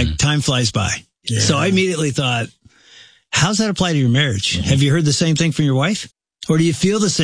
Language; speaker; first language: English; native; English